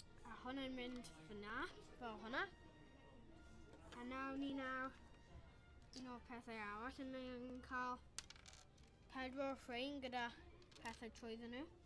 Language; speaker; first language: Welsh; non-native, local second language; English